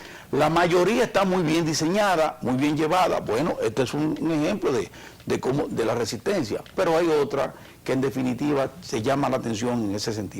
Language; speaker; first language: Spanish; native; Spanish